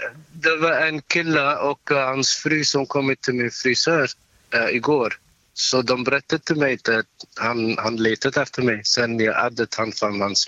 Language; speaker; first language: Swedish; non-native, local second language; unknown